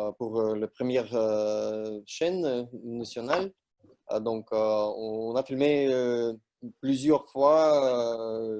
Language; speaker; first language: French; non-native, learner; Russian